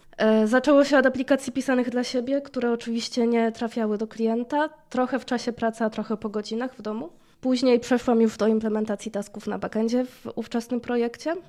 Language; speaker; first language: Polish; native; Polish